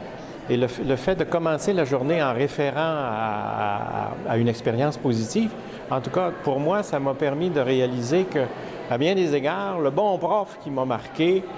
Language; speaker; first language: French; native; French